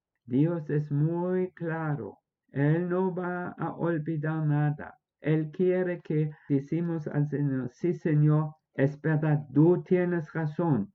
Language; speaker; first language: Spanish; non-native, fluent; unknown